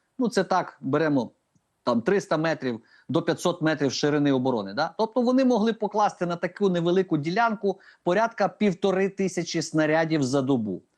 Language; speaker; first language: Ukrainian; native; Ukrainian